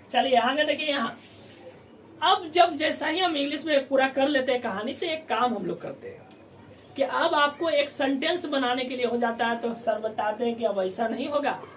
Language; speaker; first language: Hindi; native; Hindi